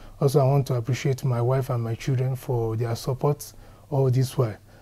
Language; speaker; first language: English; non-native, local second language; Yoruba